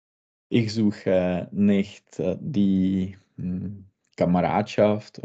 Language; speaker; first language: German; non-native, learner; Czech